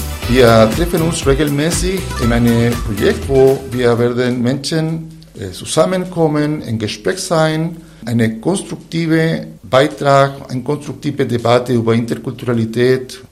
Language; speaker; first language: German; non-native, fluent; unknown